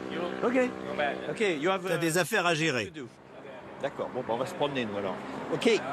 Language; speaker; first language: French; native; French